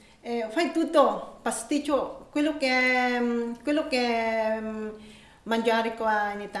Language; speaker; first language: Italian; non-native, learner; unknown